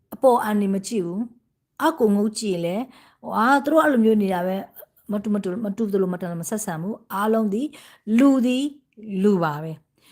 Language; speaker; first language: Burmese; native; Burmese